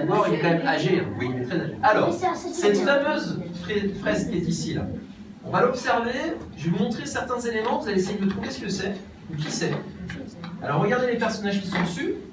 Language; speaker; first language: French; native; French